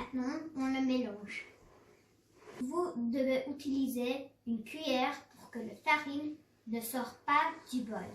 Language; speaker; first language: French; non-native, learner; English